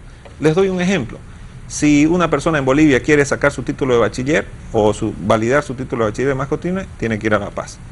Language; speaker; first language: Spanish; native; Spanish